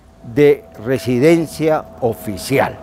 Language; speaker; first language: Spanish; native; Spanish